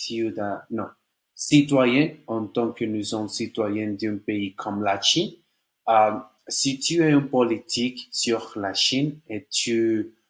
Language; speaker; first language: French; non-native, learner; Spanish